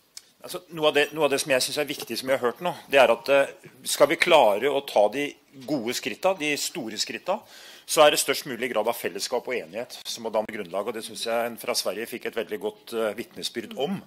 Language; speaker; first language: Norwegian; native; Norwegian